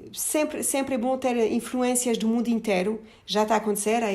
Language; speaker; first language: Portuguese; non-native, fluent; French